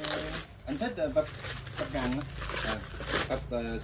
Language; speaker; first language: Vietnamese; non-native, learner; Korean